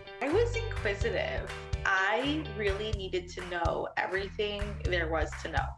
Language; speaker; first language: English; native; English